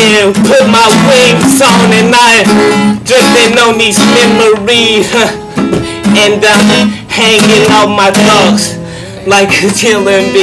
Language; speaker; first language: English; native; English